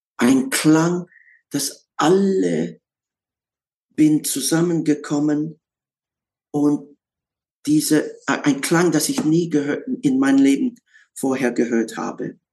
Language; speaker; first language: German; non-native, learner; English